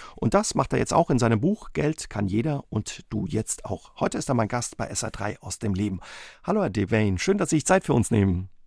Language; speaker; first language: German; native; German